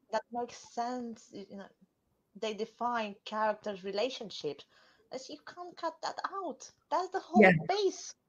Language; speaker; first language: English; non-native, fluent; Romanian